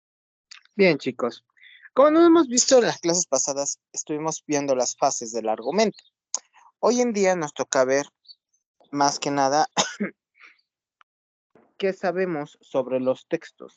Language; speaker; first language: Spanish; native; Spanish